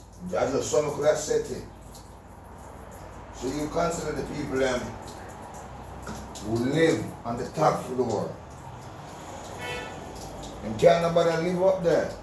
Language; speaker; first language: English; non-native, local second language; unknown